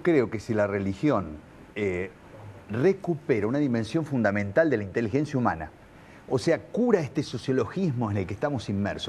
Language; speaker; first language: Spanish; native; Spanish